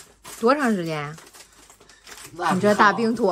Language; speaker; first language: Chinese; native; Chinese